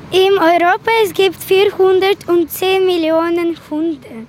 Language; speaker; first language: German; non-native, learner; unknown